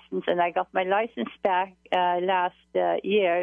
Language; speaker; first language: English; non-native, fluent; Norwegian